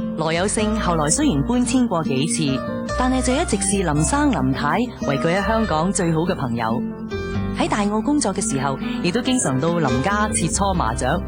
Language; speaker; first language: Cantonese; native; Cantonese